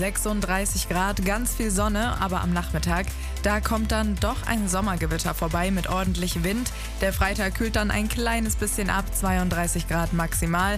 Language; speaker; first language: German; native; German